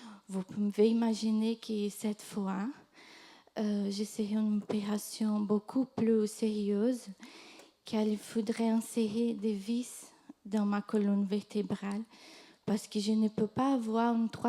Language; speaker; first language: French; non-native, fluent; Portuguese